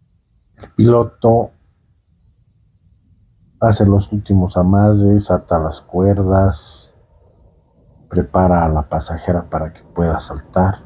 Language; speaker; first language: Spanish; native; Spanish